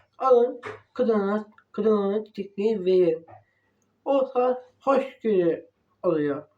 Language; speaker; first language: Turkish; non-native, learner; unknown